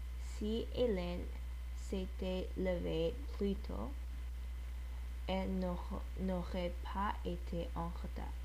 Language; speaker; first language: French; non-native, learner; English